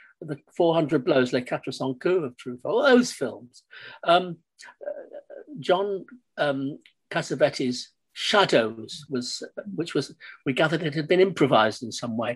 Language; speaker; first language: English; native; English